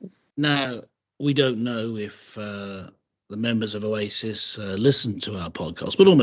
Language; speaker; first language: English; native; English